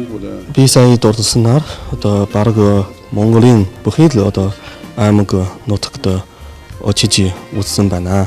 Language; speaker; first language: Mongolian; non-native, fluent; Chinese